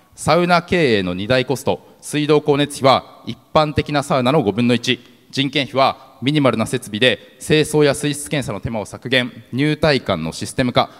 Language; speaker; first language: Japanese; native; Japanese